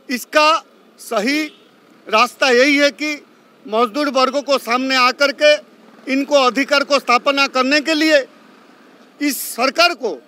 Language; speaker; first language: Hindi; non-native, local second language; Odia